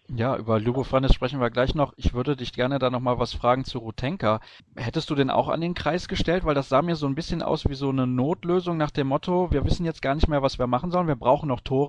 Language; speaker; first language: German; native; German